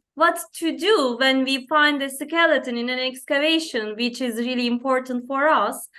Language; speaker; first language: English; non-native, fluent; Turkish